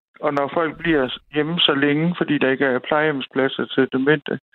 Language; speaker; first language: Danish; native; Danish